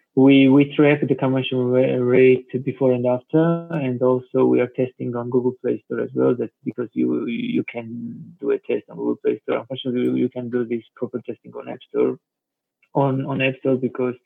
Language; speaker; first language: English; non-native, fluent; Georgian